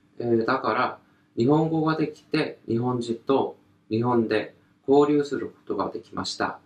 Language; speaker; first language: Japanese; non-native, learner; Korean